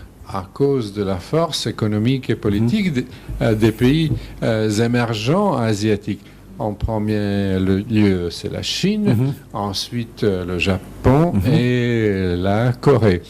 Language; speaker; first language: French; non-native, fluent; Serbian